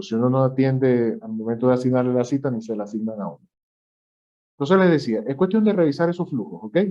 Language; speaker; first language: Spanish; native; Spanish